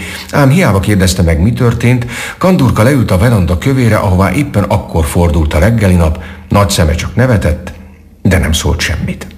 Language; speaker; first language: Hungarian; native; Hungarian